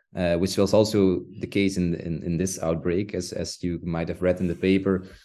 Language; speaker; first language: English; non-native, fluent; Dutch